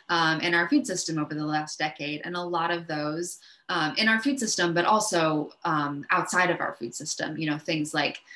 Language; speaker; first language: English; native; English